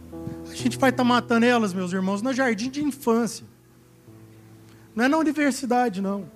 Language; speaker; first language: Portuguese; native; Portuguese